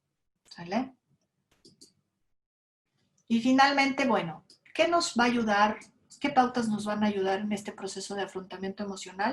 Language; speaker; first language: Spanish; native; Spanish